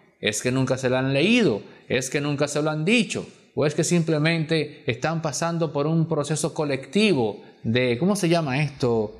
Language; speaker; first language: Spanish; native; Spanish